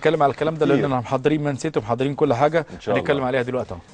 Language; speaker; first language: Arabic; native; Arabic